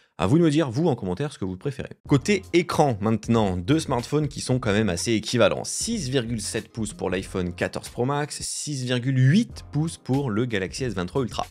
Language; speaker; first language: French; native; French